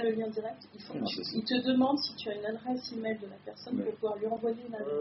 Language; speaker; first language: French; native; French